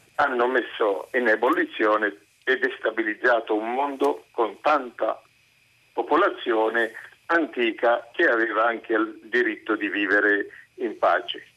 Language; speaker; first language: Italian; non-native, fluent; Arabic